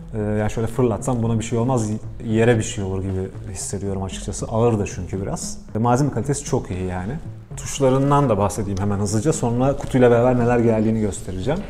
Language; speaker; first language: Turkish; native; Turkish